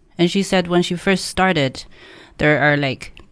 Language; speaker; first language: English; non-native, fluent; Chinese